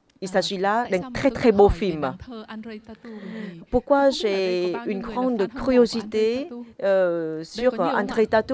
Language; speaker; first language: French; non-native, fluent; Vietnamese